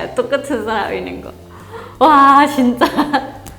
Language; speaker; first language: Korean; non-native, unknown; Thai